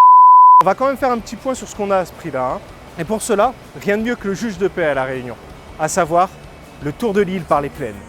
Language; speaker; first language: French; native; French